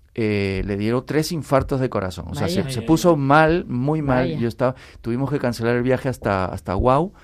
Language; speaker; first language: Spanish; native; Spanish